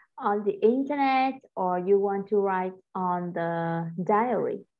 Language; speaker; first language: English; non-native, fluent; Vietnamese